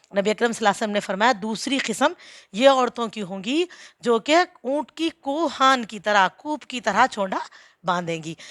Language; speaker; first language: Urdu; native; Urdu